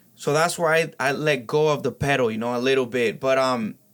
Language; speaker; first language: English; early bilingual, other home language; Spanish